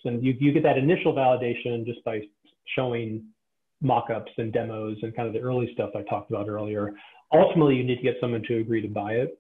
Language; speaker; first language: English; native; English